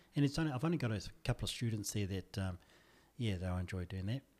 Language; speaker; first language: English; native; English